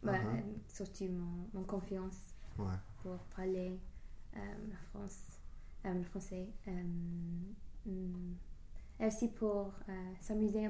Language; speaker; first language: French; non-native, learner; English